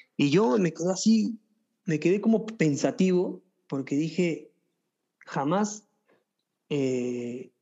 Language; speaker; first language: Spanish; native; Spanish